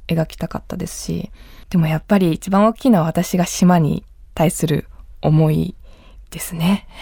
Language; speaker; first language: Japanese; native; Japanese